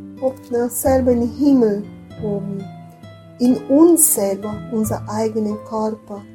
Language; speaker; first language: German; non-native, learner; Portuguese